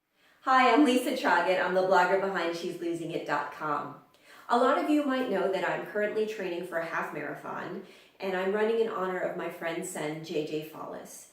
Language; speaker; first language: English; native; English